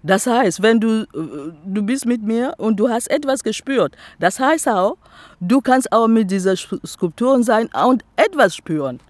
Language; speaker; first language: German; non-native, fluent; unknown